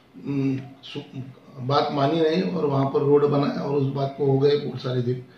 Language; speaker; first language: Hindi; non-native, local second language; Marathi